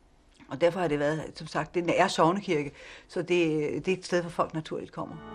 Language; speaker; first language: Danish; native; Danish